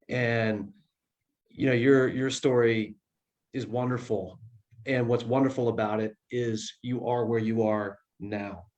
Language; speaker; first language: English; native; English